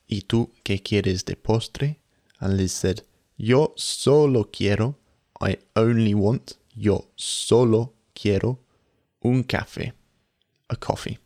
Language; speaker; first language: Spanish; non-native, fluent; English